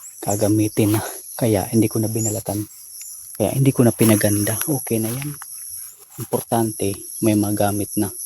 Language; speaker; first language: Filipino; non-native, local second language; Bikol